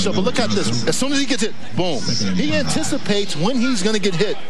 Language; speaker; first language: English; native; English